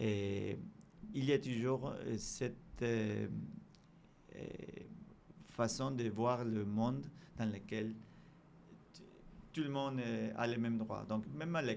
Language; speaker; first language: French; non-native, fluent; Spanish